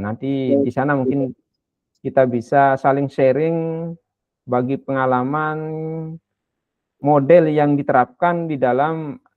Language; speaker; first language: Indonesian; non-native, local second language; Sasak